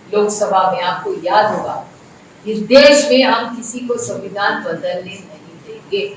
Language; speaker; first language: Hindi; non-native, local second language; Marathi